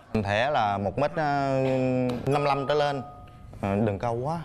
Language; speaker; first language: Vietnamese; native; Vietnamese